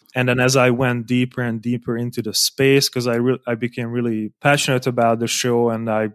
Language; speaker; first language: English; non-native, fluent; Hungarian